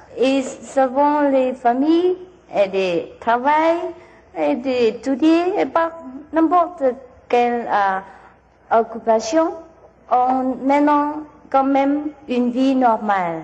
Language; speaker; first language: French; non-native, learner; Vietnamese